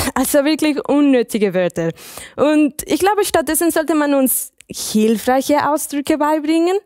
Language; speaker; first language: German; non-native, fluent; Spanish